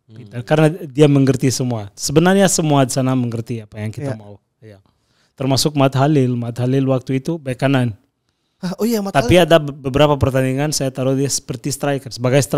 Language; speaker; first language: Indonesian; non-native, fluent; Portuguese